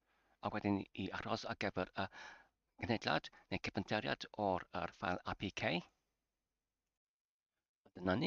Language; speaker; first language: Welsh; non-native, learner; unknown